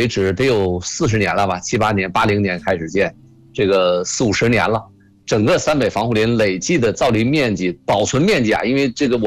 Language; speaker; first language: Chinese; native; Chinese